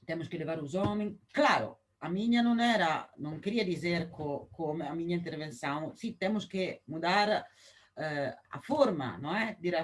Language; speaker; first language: Portuguese; non-native, fluent; Italian